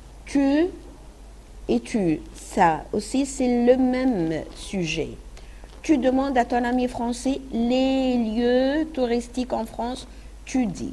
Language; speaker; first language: French; non-native, fluent; Arabic